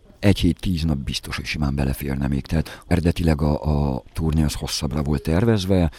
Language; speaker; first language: Hungarian; native; Hungarian